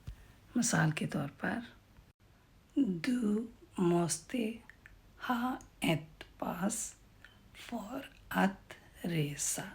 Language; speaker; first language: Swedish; non-native, fluent; Urdu